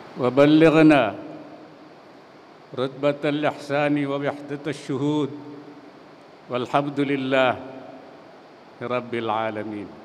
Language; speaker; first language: Arabic; non-native, fluent; Indonesian